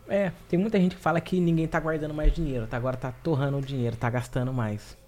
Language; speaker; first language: Portuguese; native; Portuguese